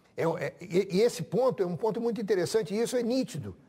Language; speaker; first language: Portuguese; native; Portuguese